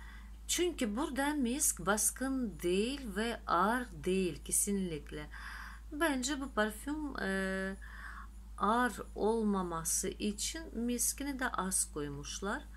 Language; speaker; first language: Turkish; non-native, fluent; Russian